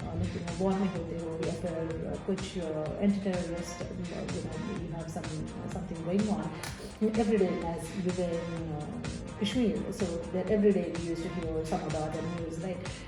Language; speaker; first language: English; non-native, local second language; Hindi